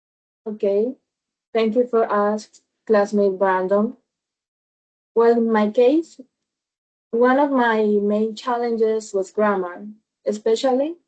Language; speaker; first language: English; non-native, learner; Spanish